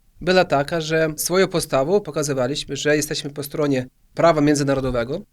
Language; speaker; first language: Polish; early bilingual, heritage; Polish